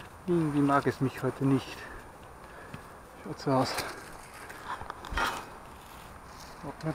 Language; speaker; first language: German; native; German